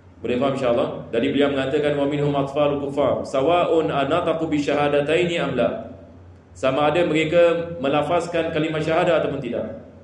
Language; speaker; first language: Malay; non-native, fluent; Arabic